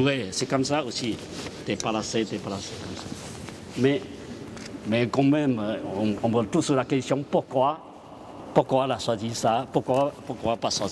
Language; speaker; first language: French; non-native, learner; Chinese